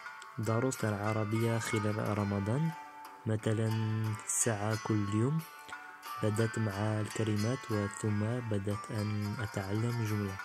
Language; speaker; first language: Arabic; non-native, learner; Tachelhit